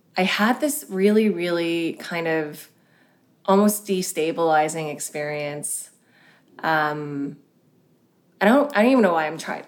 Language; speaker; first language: English; early bilingual, other home language; Cantonese